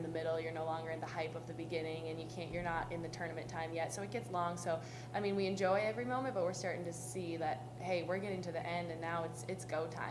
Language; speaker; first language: English; native; English